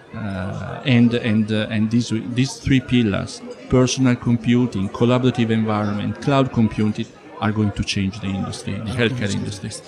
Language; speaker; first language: English; non-native, fluent; Italian